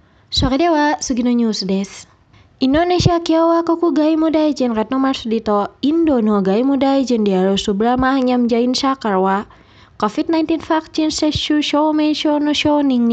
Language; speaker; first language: Japanese; non-native, fluent; Indonesian